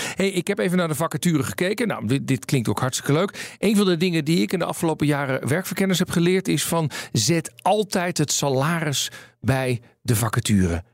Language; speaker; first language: Dutch; native; Dutch